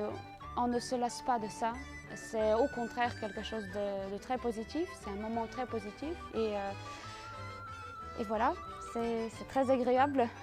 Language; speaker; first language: French; non-native, local second language; Ukrainian